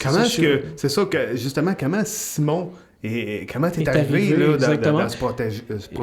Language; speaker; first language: French; native; French